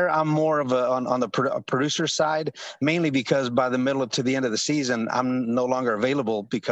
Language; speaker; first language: English; early bilingual, other home language; Spanish